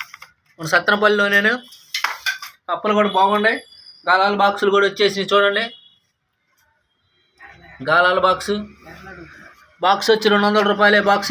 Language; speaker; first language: Telugu; native; Telugu